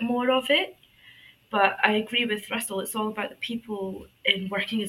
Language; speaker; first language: English; native; English